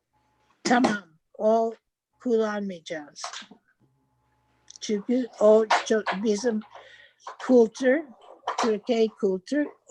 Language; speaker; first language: Turkish; non-native, learner; English